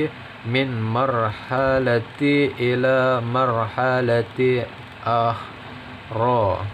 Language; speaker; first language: Arabic; non-native, learner; Indonesian